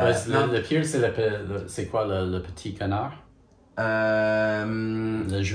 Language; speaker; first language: French; non-native, fluent; English